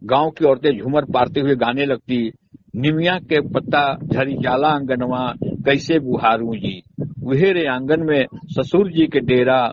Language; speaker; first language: Hindi; native; Hindi